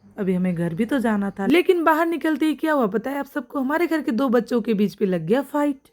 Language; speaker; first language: Hindi; non-native, local second language; Assamese